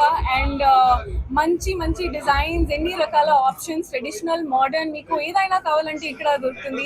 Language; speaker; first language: Telugu; non-native, learner; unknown